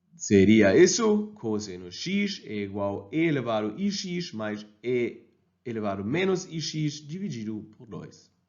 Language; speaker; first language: Portuguese; non-native, fluent; German